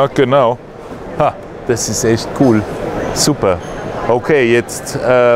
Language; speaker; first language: German; native; German